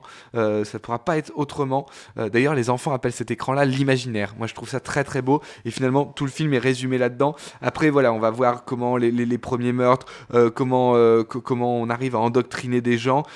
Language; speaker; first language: French; native; French